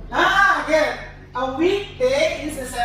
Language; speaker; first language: English; non-native, fluent; Indonesian